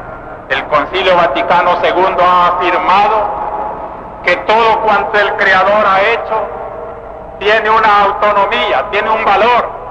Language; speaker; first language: Spanish; native; Spanish